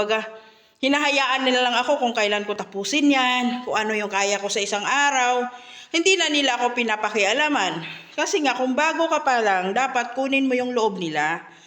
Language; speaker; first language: Filipino; native; Filipino